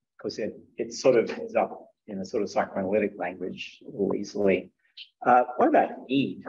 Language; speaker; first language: English; native; English